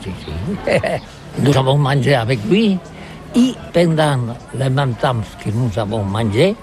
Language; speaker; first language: French; non-native, learner; Catalan